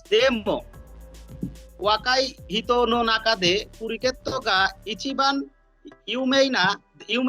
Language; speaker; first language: Japanese; non-native, learner; Bangla